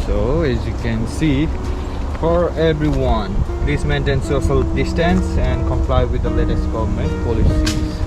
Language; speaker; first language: English; non-native, fluent; Nepali